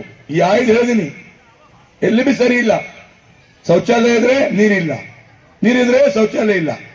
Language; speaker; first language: Kannada; non-native, local second language; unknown